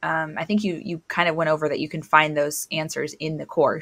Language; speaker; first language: English; native; English